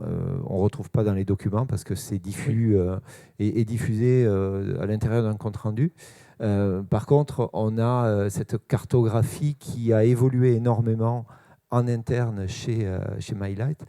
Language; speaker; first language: French; native; French